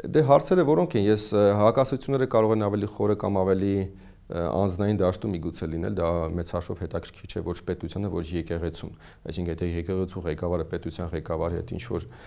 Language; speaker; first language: Armenian; native; Armenian